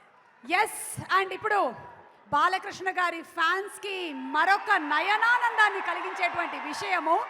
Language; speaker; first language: Telugu; native; Telugu